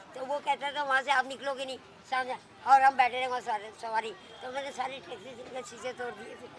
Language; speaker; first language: Hindi; native; Hindi